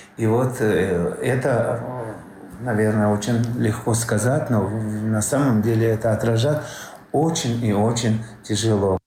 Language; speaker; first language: Russian; non-native, local second language; Tajik